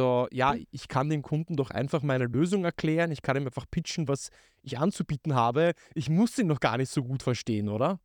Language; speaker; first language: German; native; German